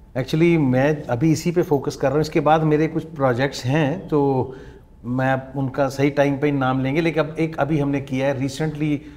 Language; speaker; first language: Hindi; non-native, local second language; Punjabi